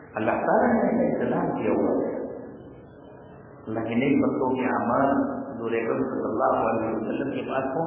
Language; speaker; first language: Urdu; native; Urdu